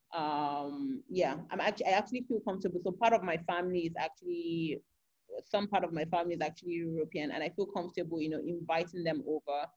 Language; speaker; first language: English; non-native, local second language; Yoruba